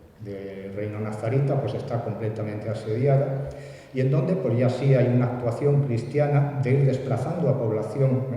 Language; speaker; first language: Spanish; native; Spanish